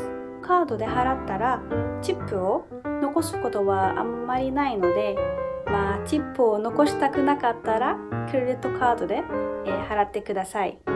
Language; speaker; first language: Japanese; non-native, fluent; Arabic